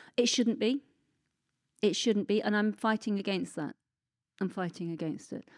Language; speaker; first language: English; native; English